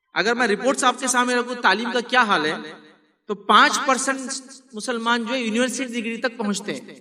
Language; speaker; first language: Urdu; native; Urdu